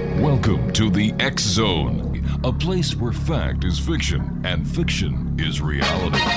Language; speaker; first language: English; native; English